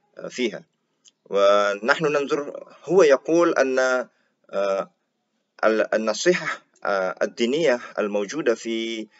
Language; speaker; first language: Arabic; non-native, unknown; Indonesian